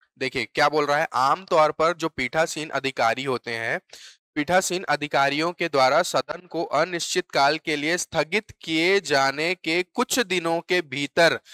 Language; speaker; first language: Hindi; native; Hindi